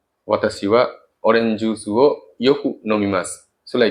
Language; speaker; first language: Japanese; non-native, fluent; Bangla